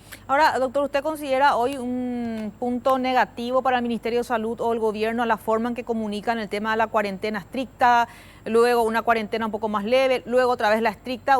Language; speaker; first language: Spanish; native; Spanish